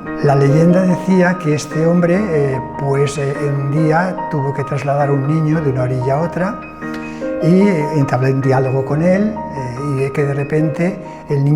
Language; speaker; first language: Spanish; native; Spanish